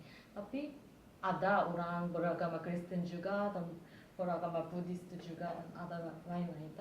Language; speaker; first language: Indonesian; non-native, fluent; Korean